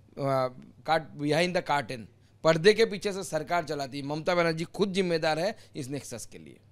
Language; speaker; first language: Hindi; non-native, local second language; Bangla